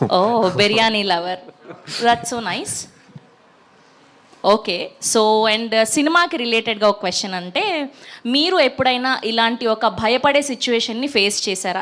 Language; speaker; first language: Telugu; native; Telugu